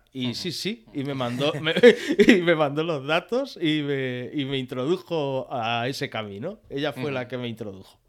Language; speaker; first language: Spanish; non-native, local second language; Catalan